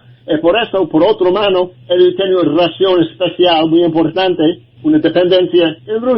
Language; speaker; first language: Spanish; non-native, learner; English